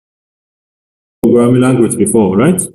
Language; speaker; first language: English; non-native, learner; Chinese